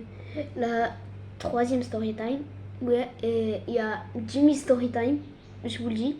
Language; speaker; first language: French; early bilingual, other home language; Arabic